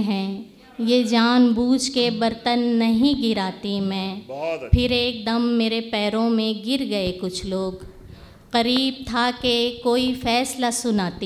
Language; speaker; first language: Hindi; native; Hindi